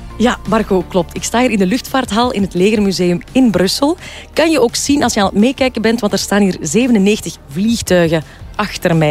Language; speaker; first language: Dutch; native; Dutch